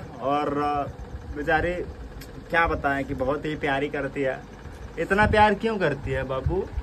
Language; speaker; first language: Hindi; native; Hindi